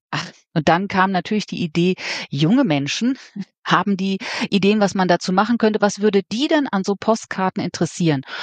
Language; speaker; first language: German; native; German